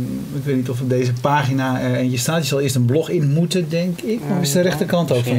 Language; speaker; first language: Dutch; native; Dutch